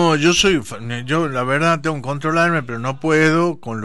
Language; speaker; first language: Spanish; native; Spanish